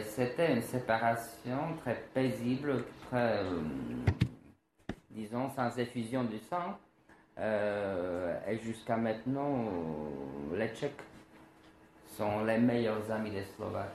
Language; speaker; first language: French; non-native, fluent; Slovak